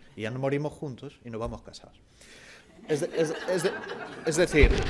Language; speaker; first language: Spanish; native; Spanish